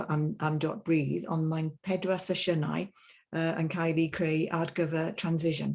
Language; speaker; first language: Welsh; non-native, learner; English